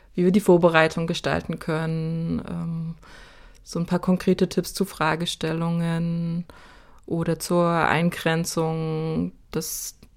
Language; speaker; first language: German; native; German